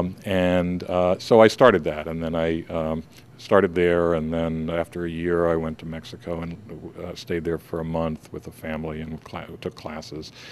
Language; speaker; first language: English; native; English